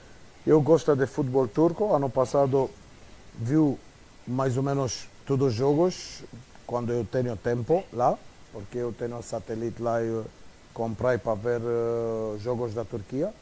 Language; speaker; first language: Portuguese; non-native, fluent; Romanian